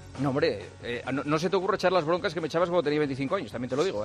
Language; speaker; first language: Spanish; native; Spanish